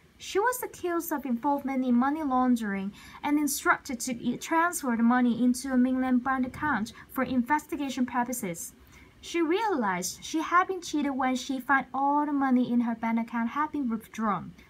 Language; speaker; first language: English; non-native, local second language; Cantonese